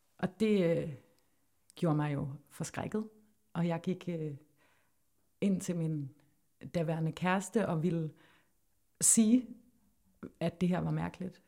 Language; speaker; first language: Danish; native; Danish